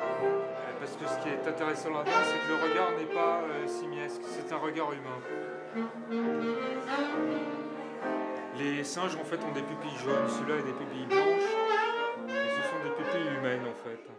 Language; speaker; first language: French; native; French